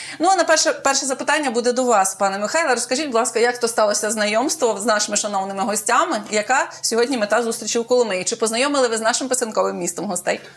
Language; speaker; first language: Ukrainian; native; Ukrainian